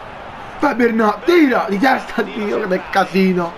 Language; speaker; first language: Italian; native; Italian